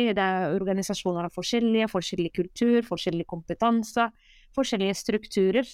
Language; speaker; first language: Norwegian; non-native, fluent; Arabic